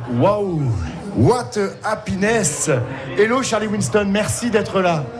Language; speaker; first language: French; native; French